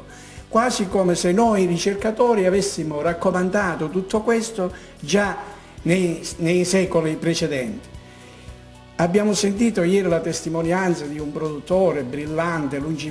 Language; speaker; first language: Italian; native; Italian